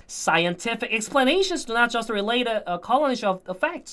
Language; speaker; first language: English; non-native, fluent; Korean